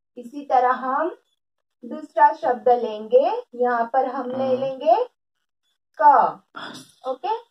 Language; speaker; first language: Hindi; non-native, local second language; Gujarati